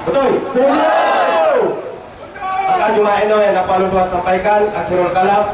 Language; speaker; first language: Malay; non-native, local second language; Achinese